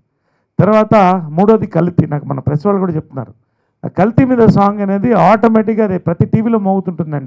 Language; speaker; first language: Telugu; native; Telugu